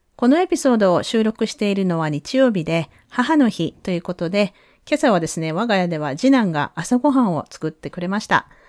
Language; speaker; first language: Japanese; native; Japanese